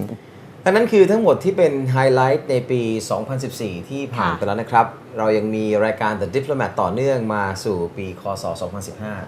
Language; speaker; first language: Thai; native; Thai